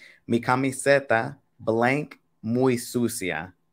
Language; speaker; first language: Spanish; non-native, fluent; English